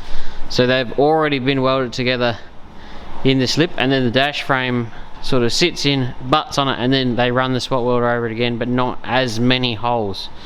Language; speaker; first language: English; native; English